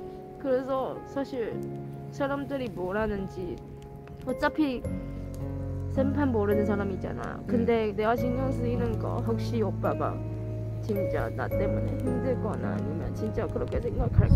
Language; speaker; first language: Korean; non-native, learner; Chinese